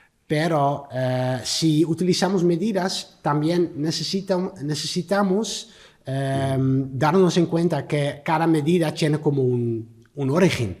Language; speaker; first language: Spanish; non-native, learner; Dutch